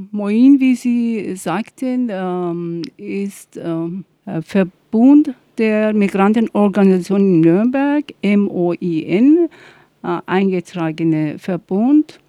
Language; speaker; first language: German; non-native, fluent; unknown